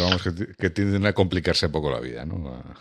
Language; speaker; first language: Spanish; native; Spanish